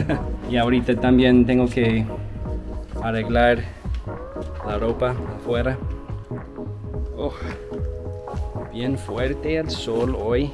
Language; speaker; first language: Spanish; non-native, learner; English